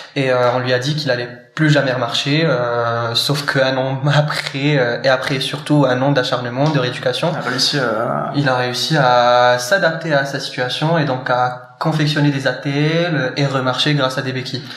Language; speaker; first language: French; non-native, local second language; Arabic